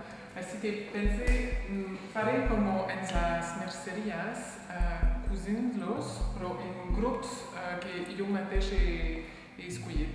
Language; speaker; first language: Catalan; non-native, learner; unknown